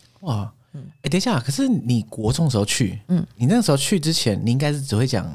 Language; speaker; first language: Chinese; native; Chinese